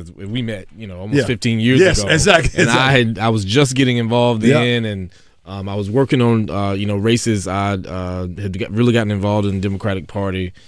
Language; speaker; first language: English; native; English